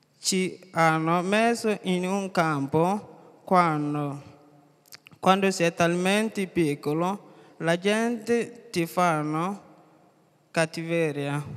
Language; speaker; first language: Italian; non-native, learner; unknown